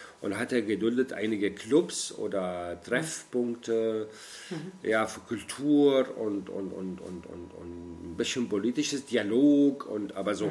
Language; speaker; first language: German; non-native, fluent; Arabic